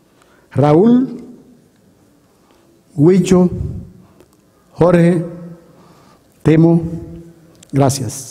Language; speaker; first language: Spanish; native; Spanish